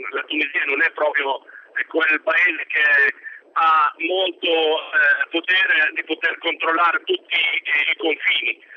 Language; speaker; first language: Italian; non-native, fluent; Arabic